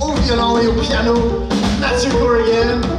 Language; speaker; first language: French; native; French